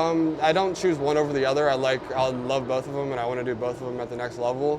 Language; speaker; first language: English; native; English